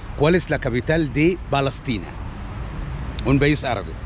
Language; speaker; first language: Spanish; non-native, learner; Arabic